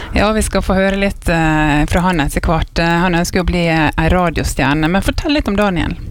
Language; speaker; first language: Norwegian; native; Norwegian